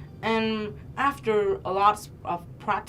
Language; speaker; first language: English; non-native, learner; Vietnamese